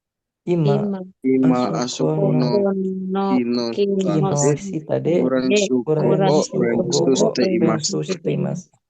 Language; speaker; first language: Japanese; non-native, learner; Indonesian